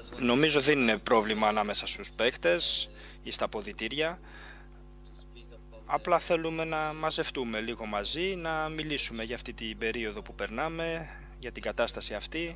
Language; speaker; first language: Greek; non-native, fluent; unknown